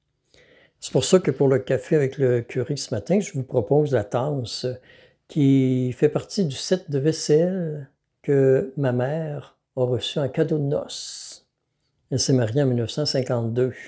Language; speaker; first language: French; native; French